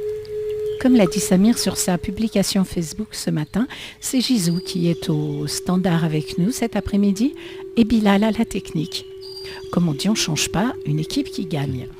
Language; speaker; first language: French; native; French